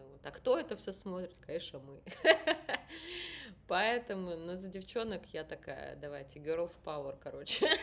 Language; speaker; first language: Russian; native; Russian